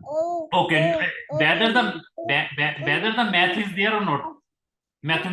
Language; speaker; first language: English; non-native, local second language; Hindi